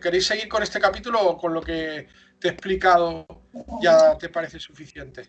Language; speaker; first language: Spanish; native; Spanish